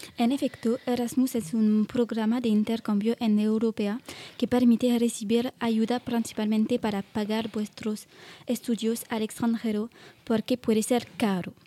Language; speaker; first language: Spanish; non-native, learner; French